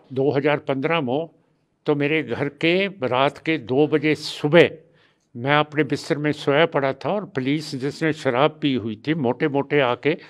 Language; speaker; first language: Hindi; non-native, local second language; Punjabi